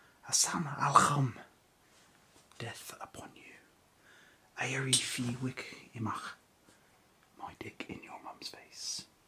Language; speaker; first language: English; native; English